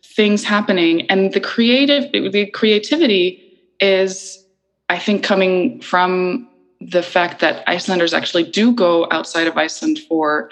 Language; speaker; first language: English; early bilingual, other home language; Icelandic